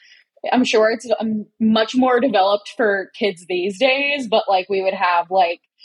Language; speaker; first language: English; native; English